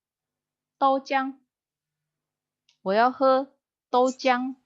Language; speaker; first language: Chinese; non-native, fluent; Indonesian